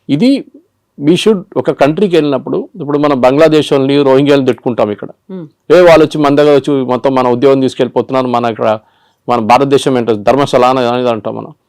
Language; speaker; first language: Telugu; non-native, local second language; Malayalam